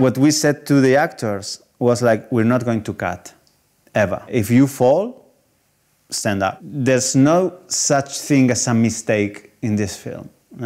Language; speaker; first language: English; non-native, fluent; Spanish